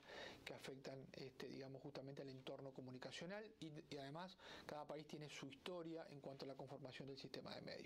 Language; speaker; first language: Spanish; native; Spanish